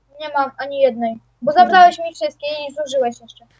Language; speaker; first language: Polish; native; Polish